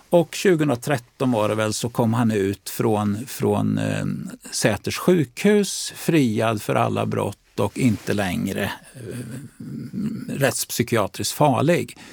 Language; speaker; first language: Swedish; native; Swedish